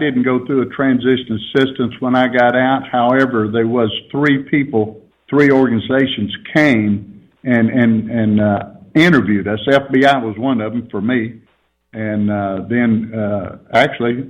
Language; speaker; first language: English; native; English